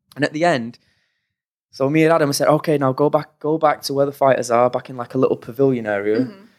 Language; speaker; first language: English; native; English